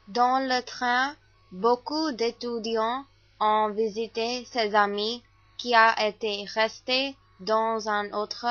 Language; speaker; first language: French; non-native, learner; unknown